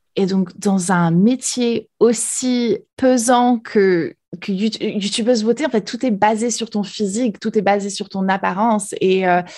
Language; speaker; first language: French; native; French